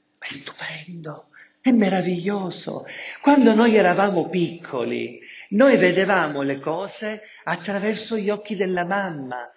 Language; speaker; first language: Italian; native; Italian